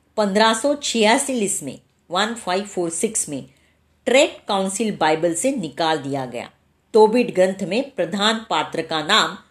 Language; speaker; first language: Hindi; non-native, local second language; Marathi